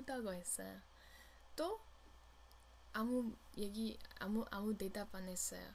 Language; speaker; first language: Korean; non-native, learner; English